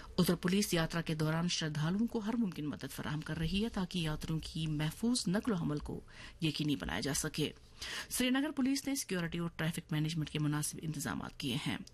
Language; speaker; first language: Urdu; non-native, local second language; Kashmiri